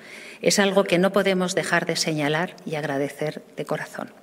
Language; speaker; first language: Spanish; native; Spanish